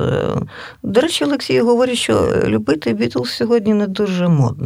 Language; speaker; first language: Ukrainian; native; Ukrainian